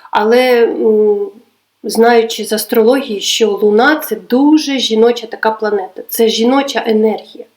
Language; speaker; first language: Ukrainian; non-native, local second language; Russian